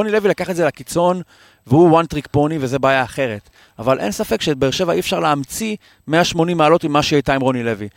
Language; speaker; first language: Hebrew; native; Hebrew